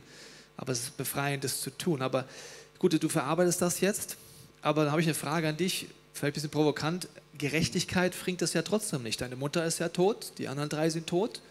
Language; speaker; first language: German; native; German